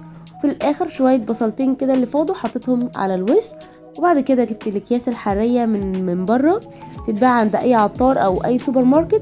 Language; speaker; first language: Arabic; native; Arabic